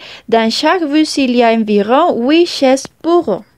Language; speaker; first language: French; non-native, learner; Spanish